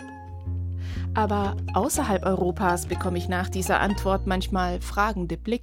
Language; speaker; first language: German; native; German